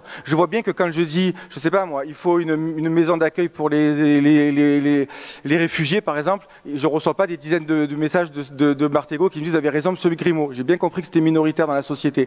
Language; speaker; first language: French; native; French